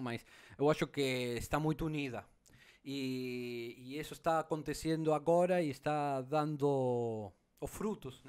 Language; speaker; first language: Portuguese; non-native, learner; Spanish